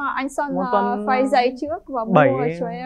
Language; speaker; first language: Vietnamese; non-native, fluent; Ukrainian